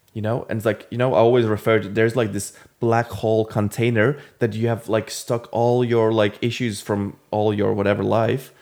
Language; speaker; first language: English; non-native, fluent; Latvian